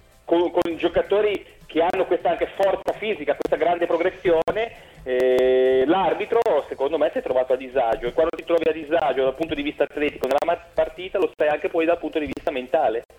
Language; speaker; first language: Italian; native; Italian